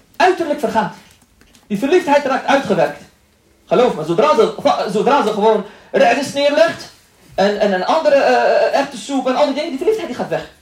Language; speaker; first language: Dutch; early bilingual, other home language; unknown